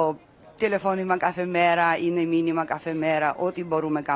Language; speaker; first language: Greek; non-native, fluent; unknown